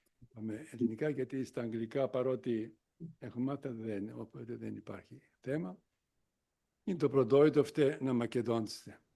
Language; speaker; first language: Greek; non-native, local second language; Macedonian